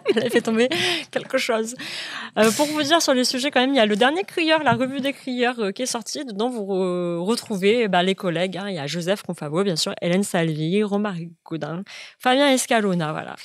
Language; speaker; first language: French; native; French